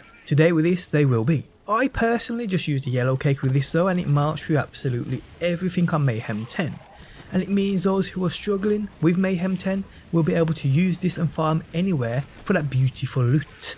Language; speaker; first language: English; native; English